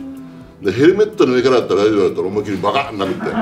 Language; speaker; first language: Japanese; native; Japanese